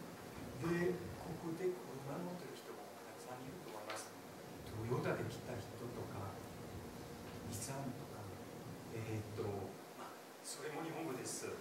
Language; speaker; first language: Japanese; non-native, fluent; French